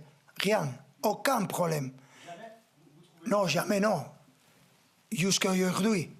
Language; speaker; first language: French; non-native, fluent; Spanish